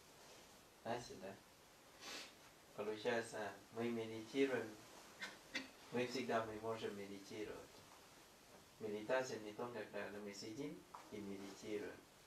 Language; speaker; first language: Russian; non-native, learner; Thai